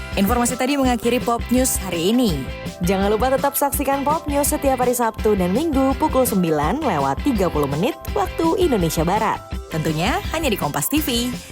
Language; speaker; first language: Indonesian; native; Indonesian